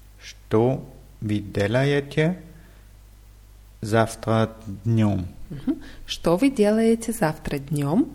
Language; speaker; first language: Russian; non-native, learner; German